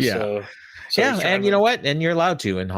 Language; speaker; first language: English; native; English